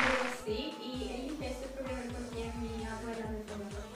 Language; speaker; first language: Spanish; non-native, learner; Swedish